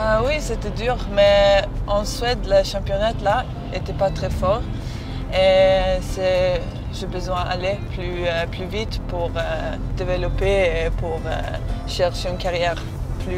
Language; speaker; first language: French; non-native, learner; Serbian